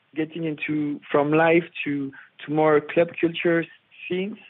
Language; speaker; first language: English; non-native, fluent; French